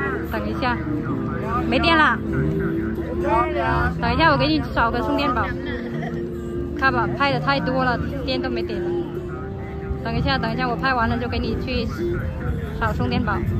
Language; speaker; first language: Chinese; non-native, fluent; Vietnamese